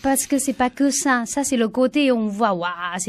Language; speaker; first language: French; non-native, learner; Chinese